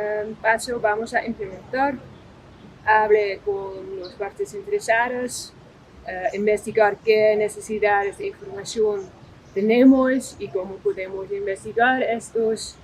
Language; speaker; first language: Spanish; non-native, fluent; Dutch